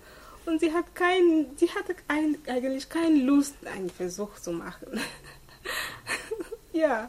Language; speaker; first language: German; non-native, fluent; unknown